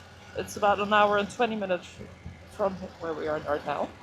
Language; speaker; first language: English; non-native, fluent; Dutch